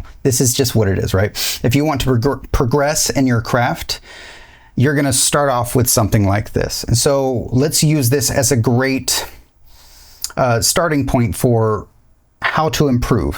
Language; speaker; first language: English; native; English